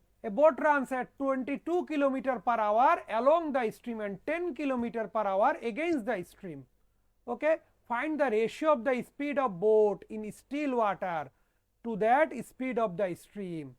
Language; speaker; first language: English; non-native, local second language; Bangla